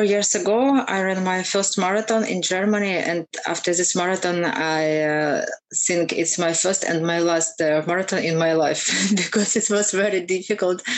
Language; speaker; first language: English; non-native, learner; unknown